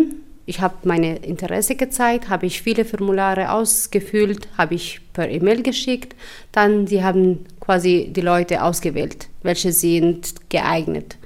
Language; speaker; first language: German; non-native, fluent; Albanian